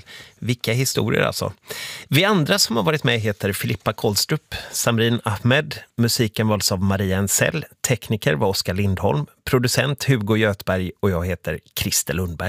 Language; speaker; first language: Swedish; native; Swedish